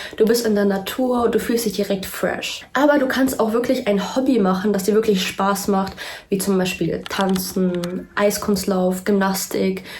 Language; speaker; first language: German; early bilingual, other home language; Russian